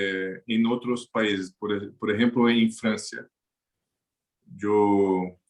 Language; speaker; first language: Spanish; non-native, learner; Portuguese